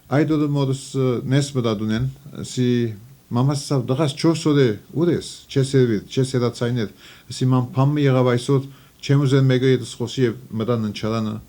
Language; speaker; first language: Armenian; early bilingual, heritage; Armenian